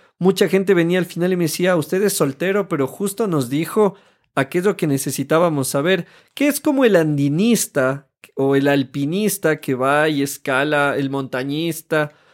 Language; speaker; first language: Spanish; native; Spanish